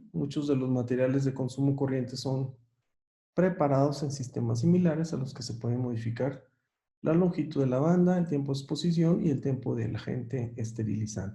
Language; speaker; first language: Spanish; native; Spanish